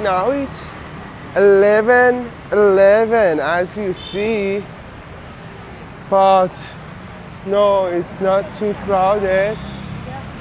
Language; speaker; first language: English; non-native, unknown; Persian